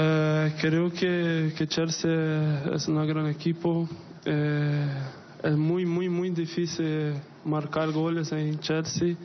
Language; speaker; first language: Spanish; non-native, fluent; Portuguese